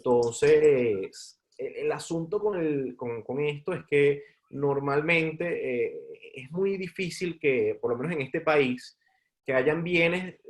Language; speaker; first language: Spanish; native; Spanish